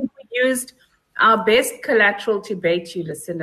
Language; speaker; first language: English; native; English